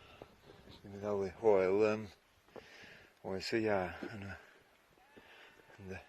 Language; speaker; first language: Welsh; native; Welsh